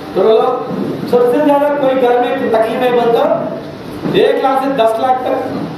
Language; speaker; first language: Hindi; native; Hindi